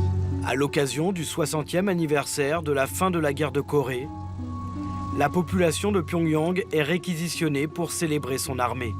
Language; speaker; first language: French; native; French